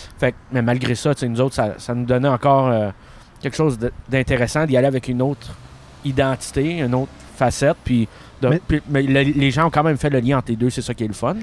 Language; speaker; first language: French; native; French